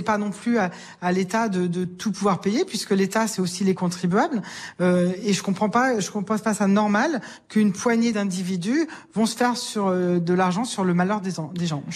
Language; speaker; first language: French; native; French